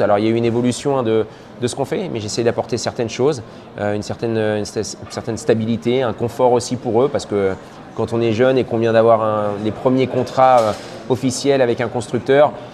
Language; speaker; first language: French; native; French